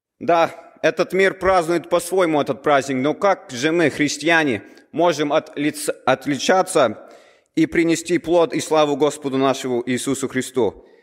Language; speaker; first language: Russian; early bilingual, heritage; Russian